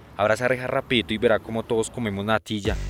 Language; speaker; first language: Spanish; native; Spanish